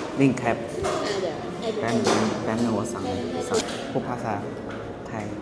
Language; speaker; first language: Thai; non-native, learner; Chinese